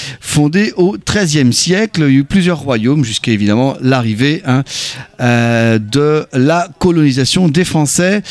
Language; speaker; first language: French; native; French